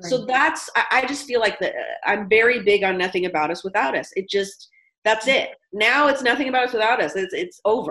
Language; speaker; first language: English; native; English